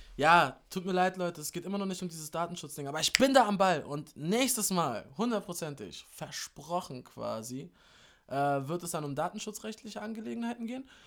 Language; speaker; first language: German; native; German